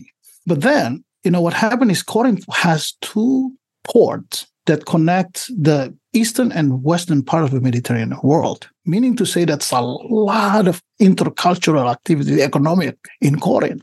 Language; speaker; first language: English; non-native, fluent; Indonesian